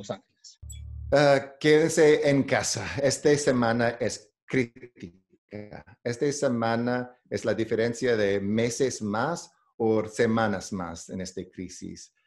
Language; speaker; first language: Spanish; non-native, learner; English